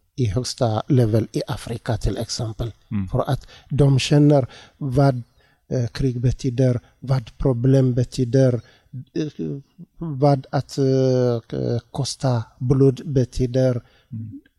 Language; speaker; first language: Swedish; non-native, learner; Tigrinya